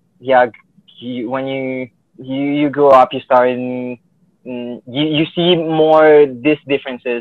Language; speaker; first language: English; non-native, fluent; Filipino